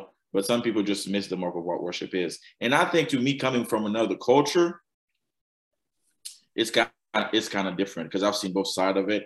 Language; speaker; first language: English; non-native, fluent; Haitian Creole